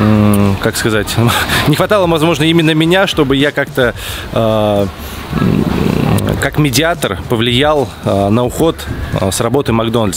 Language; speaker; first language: Russian; native; Russian